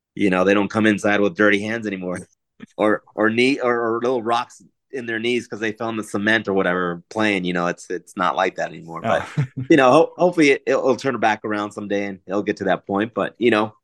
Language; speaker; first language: English; native; English